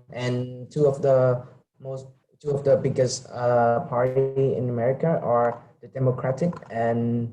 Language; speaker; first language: English; non-native, learner; Vietnamese